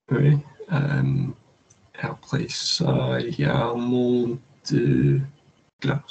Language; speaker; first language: French; non-native, learner; English